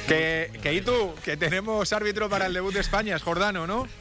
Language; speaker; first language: Spanish; native; Spanish